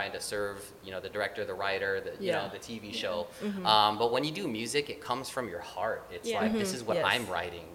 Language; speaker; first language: English; early bilingual, other home language; Filipino